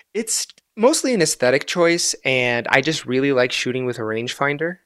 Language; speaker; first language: English; early bilingual, other home language; Arabic